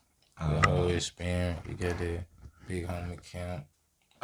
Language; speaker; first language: English; native; English